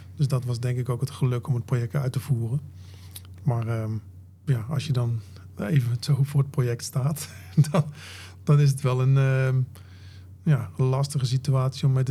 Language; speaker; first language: Dutch; native; Dutch